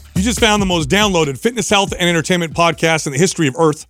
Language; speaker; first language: English; native; English